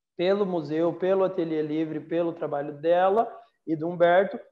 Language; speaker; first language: Portuguese; native; Portuguese